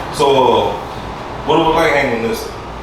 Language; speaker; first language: English; native; English